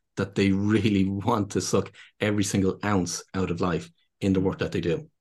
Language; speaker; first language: English; native; English